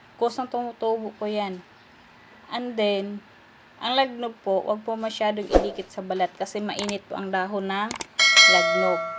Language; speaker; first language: Filipino; native; Filipino